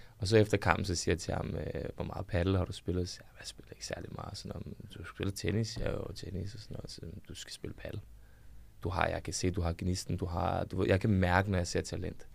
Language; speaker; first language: Danish; early bilingual, other home language; Serbian